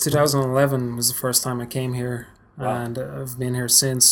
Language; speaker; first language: English; native; English